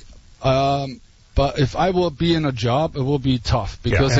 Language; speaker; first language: English; non-native, fluent; German